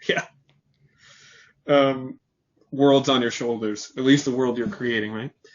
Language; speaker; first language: English; native; English